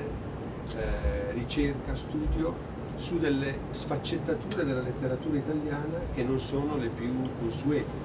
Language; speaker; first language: Italian; native; Italian